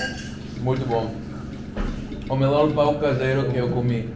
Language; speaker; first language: Portuguese; non-native, learner; English